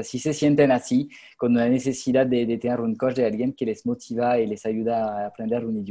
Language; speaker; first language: Spanish; non-native, fluent; French